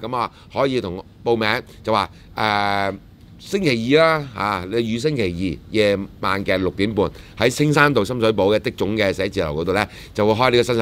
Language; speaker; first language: Cantonese; native; Cantonese